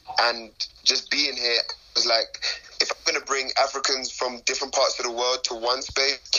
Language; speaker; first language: English; native; English